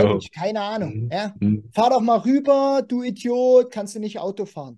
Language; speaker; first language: German; native; German